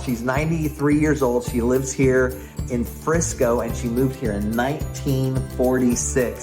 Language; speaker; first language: English; native; English